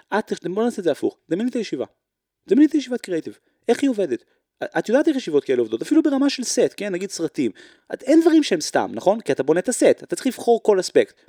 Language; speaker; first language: Hebrew; native; Hebrew